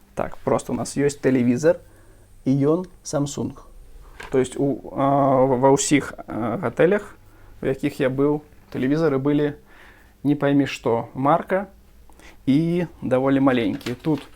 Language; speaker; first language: Belarusian; non-native, local second language; Russian